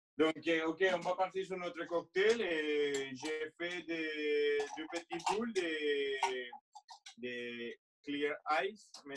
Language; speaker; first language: French; non-native, fluent; Spanish